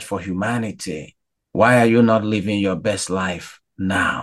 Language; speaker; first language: English; non-native, local second language; Igbo